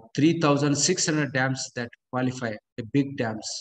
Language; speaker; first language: English; non-native, local second language; Kannada